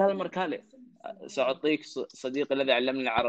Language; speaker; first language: Arabic; non-native, learner; Somali